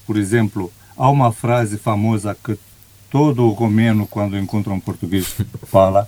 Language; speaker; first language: Portuguese; non-native, fluent; Romanian